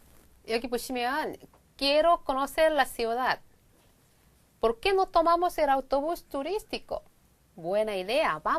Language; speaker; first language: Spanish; non-native, fluent; Korean